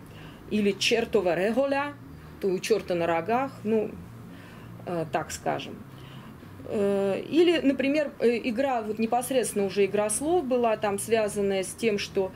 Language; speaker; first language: Russian; native; Russian